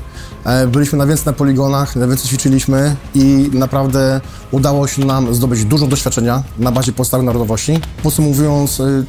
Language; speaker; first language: Polish; native; Polish